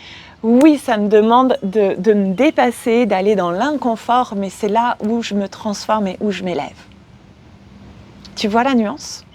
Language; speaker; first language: French; native; French